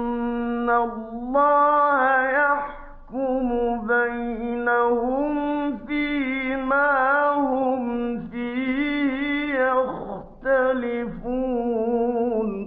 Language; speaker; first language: Arabic; native; Arabic